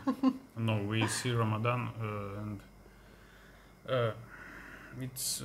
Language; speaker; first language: English; non-native, learner; Russian